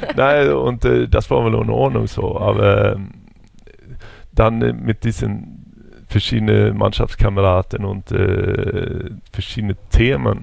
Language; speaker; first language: German; non-native, fluent; Swedish